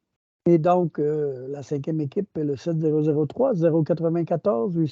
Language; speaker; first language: French; native; French